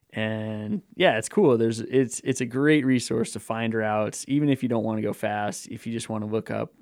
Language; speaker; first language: English; native; English